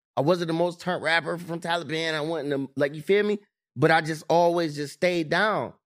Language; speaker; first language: English; native; English